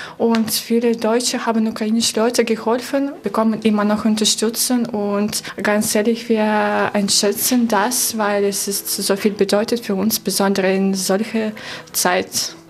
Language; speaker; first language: German; non-native, learner; Russian